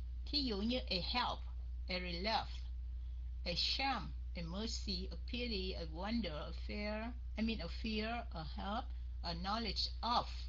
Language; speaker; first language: English; non-native, fluent; Vietnamese